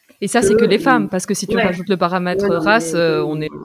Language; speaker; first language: French; native; French